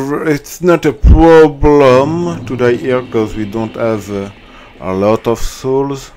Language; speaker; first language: English; non-native, learner; French